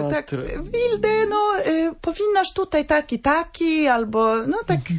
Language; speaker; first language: Polish; non-native, fluent; Norwegian